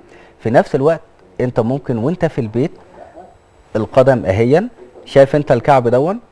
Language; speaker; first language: Arabic; native; Arabic